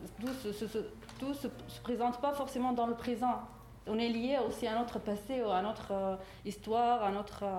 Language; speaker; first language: French; non-native, fluent; Arabic